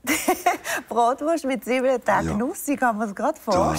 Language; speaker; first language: German; native; German